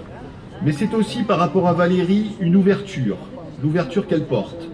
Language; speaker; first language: French; native; French